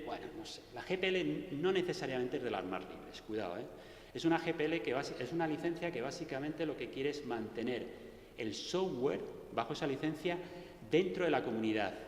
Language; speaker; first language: Spanish; native; Spanish